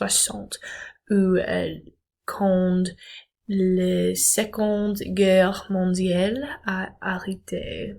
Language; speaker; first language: French; non-native, learner; English